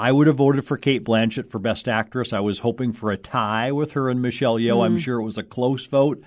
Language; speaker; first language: English; native; English